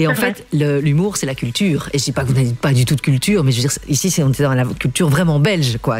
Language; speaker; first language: French; native; French